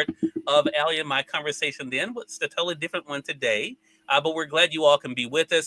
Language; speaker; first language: English; native; English